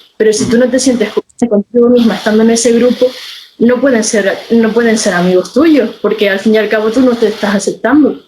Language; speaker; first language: Spanish; native; Spanish